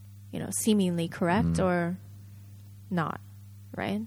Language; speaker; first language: English; non-native, fluent; Japanese